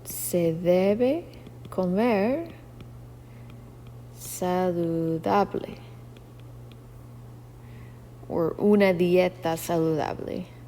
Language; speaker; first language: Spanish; non-native, fluent; English